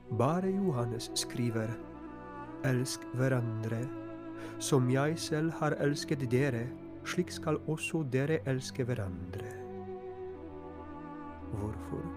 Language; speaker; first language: Norwegian; non-native, fluent; Polish